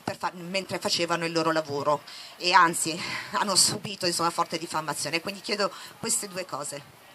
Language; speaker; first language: Italian; native; Italian